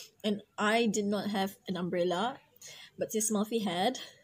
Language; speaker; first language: English; non-native, local second language; Malay